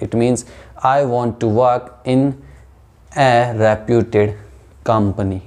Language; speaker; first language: English; non-native, local second language; Hindi